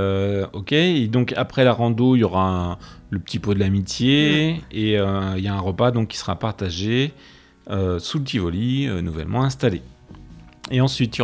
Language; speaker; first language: French; native; French